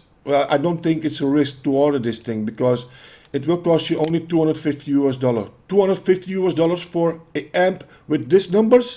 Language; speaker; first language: English; non-native, fluent; Dutch